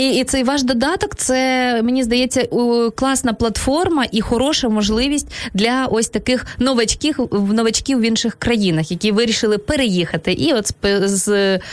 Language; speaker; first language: Ukrainian; native; Ukrainian